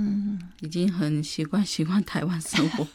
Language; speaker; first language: Chinese; non-native, fluent; Thai